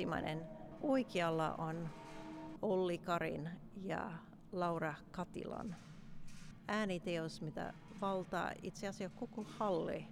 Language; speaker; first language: Finnish; non-native, fluent; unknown